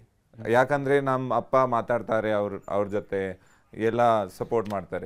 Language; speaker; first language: Kannada; non-native, local second language; Punjabi